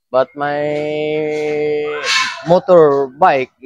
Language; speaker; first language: English; non-native, learner; Filipino